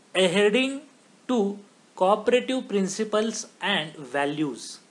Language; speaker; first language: English; non-native, local second language; Marathi